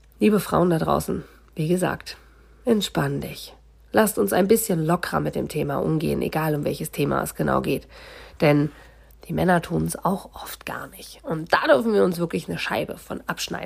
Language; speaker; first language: German; native; German